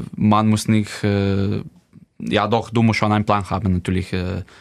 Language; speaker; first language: German; non-native, fluent; Slovenian